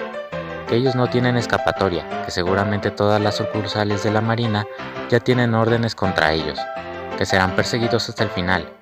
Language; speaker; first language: Spanish; native; Spanish